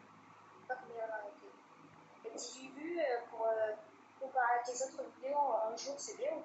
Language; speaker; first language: French; native; French